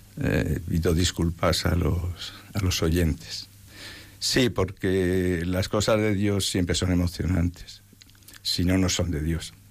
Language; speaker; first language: Spanish; native; Spanish